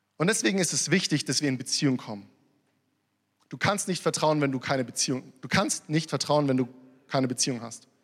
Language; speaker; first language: German; early bilingual, other home language; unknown